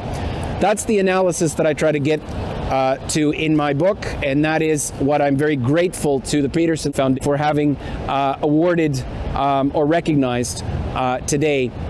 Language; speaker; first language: English; early bilingual, other home language; Ukrainian